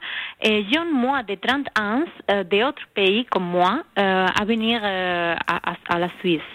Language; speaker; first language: French; non-native, learner; Spanish